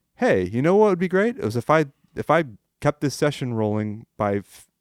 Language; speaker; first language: English; non-native, fluent; French